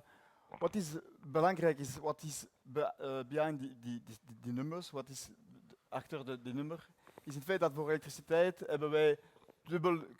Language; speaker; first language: Dutch; non-native, learner; French